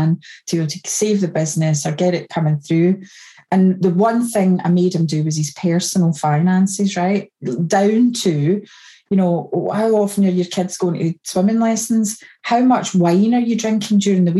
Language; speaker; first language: English; native; English